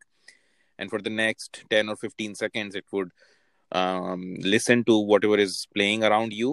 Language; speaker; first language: English; non-native, local second language; Hindi